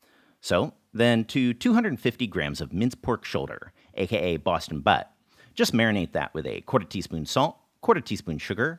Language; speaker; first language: English; native; English